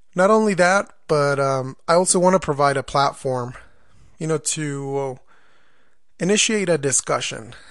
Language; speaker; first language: English; non-native, fluent; Spanish